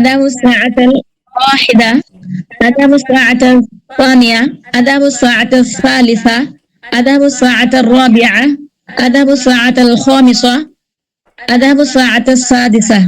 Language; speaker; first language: Arabic; non-native, learner; Bangla